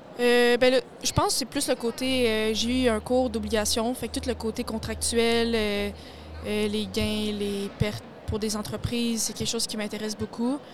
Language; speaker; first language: French; native; French